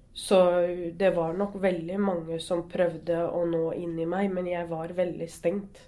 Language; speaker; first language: Norwegian; early bilingual, other home language; Arabic